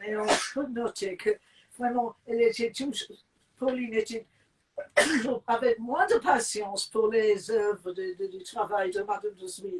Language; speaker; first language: French; non-native, fluent; English